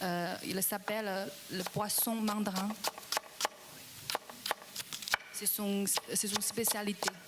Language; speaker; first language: French; non-native, learner; Chinese